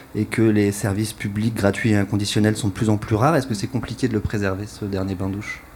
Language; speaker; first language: French; native; French